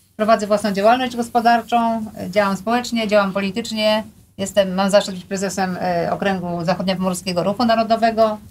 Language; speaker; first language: Polish; native; Polish